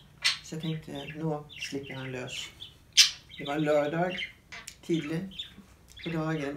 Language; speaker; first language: Norwegian; native; Norwegian